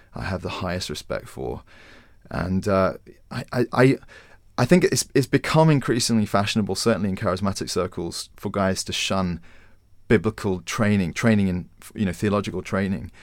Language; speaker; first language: English; native; English